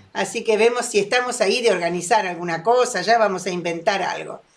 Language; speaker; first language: Spanish; native; Spanish